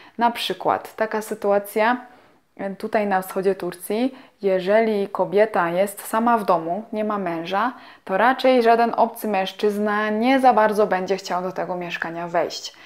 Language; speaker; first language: Polish; native; Polish